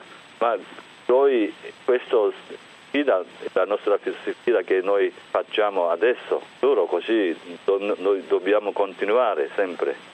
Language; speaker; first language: Italian; non-native, fluent; Japanese